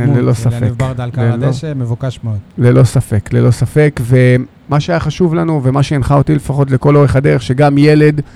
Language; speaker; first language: Hebrew; native; Hebrew